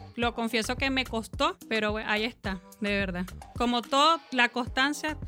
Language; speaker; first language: Spanish; early bilingual, other home language; Portuguese